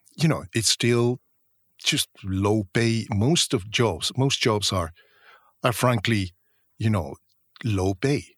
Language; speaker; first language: English; non-native, fluent; Spanish